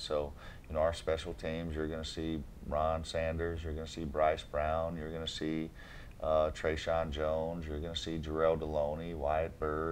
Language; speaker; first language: English; native; English